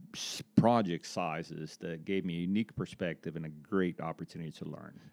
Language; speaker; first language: English; non-native, fluent; Portuguese